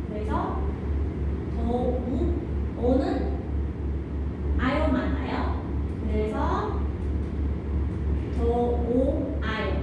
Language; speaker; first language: Korean; non-native, fluent; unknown